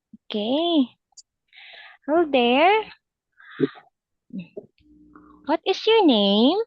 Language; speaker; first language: English; non-native, local second language; Filipino